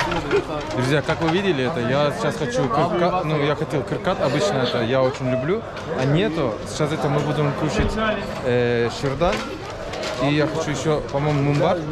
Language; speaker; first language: Russian; non-native, learner; Turkish